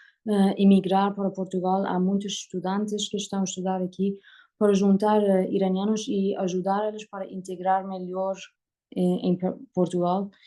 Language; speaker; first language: Portuguese; non-native, learner; Persian